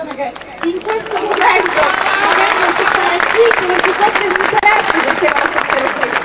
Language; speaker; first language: Italian; native; Italian